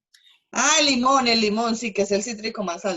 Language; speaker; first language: Spanish; native; Spanish